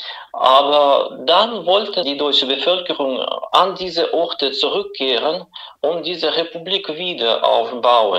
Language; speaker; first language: German; non-native, fluent; Russian